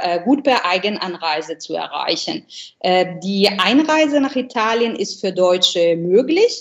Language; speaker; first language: German; non-native, fluent; Italian